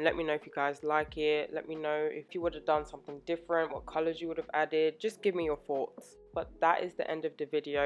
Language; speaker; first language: English; native; English